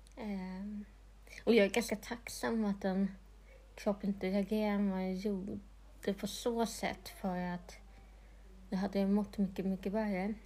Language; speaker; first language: Swedish; non-native, local second language; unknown